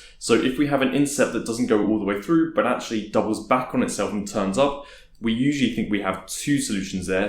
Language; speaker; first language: English; native; English